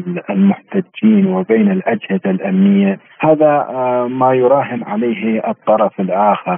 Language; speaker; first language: Arabic; native; Arabic